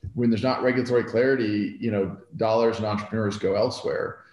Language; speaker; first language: English; native; English